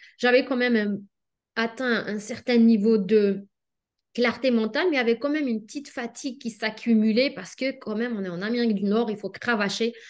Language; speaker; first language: French; non-native, local second language; Arabic